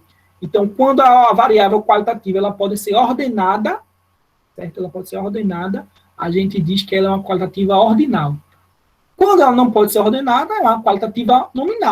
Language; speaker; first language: Portuguese; native; Portuguese